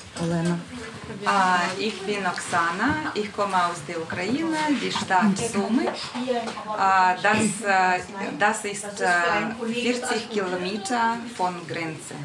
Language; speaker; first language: German; non-native, learner; Ukrainian